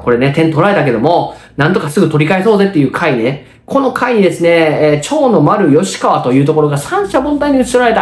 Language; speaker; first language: Japanese; native; Japanese